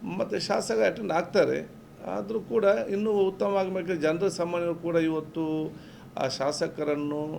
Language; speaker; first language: Kannada; non-native, local second language; Badaga